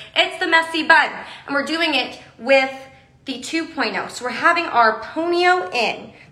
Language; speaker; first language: English; native; English